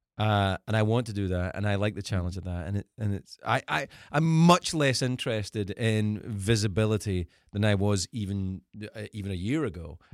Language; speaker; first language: English; native; English